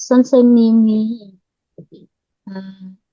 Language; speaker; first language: Korean; non-native, learner; Lao